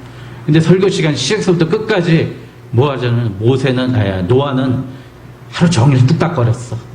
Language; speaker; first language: Korean; native; Korean